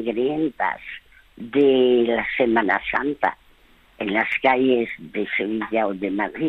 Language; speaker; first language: Spanish; early bilingual, other home language; French